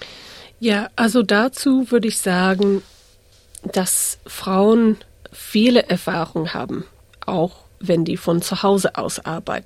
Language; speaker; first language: German; non-native, fluent; English